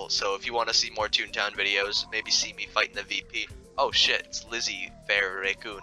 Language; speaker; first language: English; native; English